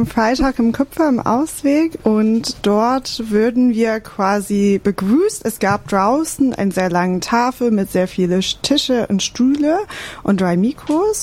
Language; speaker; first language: German; non-native, fluent; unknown